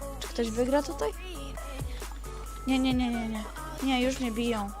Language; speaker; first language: Polish; native; Polish